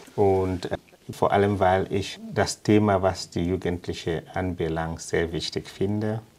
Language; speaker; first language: German; non-native, fluent; English